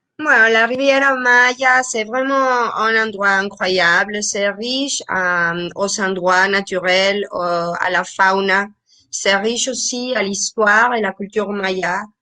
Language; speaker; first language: French; non-native, fluent; Spanish